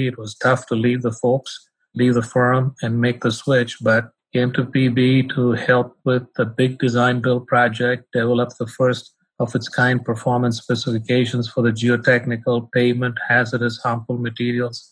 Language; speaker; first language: English; non-native, local second language; Tamil